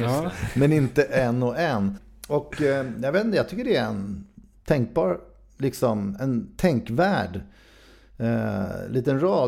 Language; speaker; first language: Swedish; native; Swedish